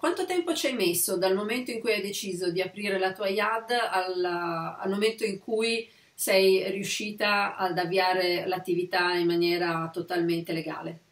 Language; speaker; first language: Italian; native; Italian